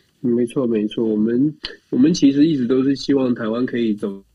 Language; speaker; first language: Chinese; native; Chinese